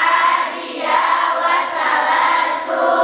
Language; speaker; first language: Arabic; non-native, learner; Indonesian